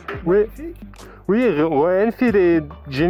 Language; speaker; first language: French; non-native, learner; German